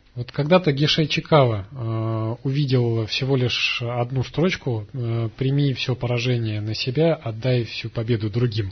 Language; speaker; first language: Russian; native; Russian